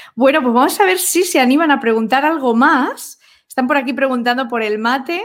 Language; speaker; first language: Spanish; native; Spanish